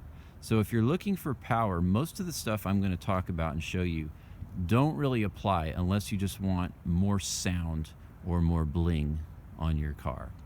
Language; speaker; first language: English; native; English